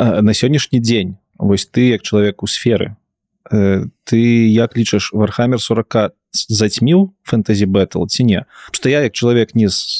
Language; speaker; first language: Belarusian; non-native, local second language; Russian